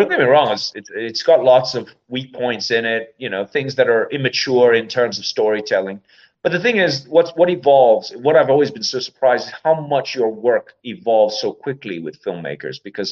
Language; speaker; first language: English; native; English